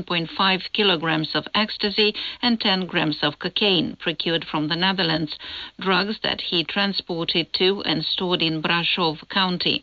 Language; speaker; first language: English; non-native, fluent; Romanian